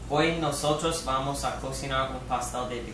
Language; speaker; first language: Spanish; non-native, learner; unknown